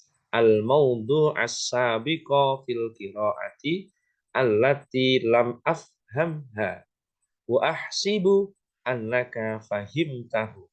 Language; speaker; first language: Arabic; non-native, fluent; Indonesian